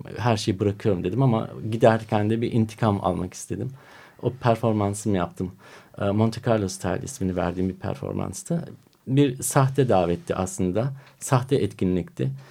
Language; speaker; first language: Turkish; early bilingual, heritage; Turkish